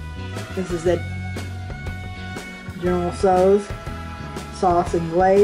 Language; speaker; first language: English; native; English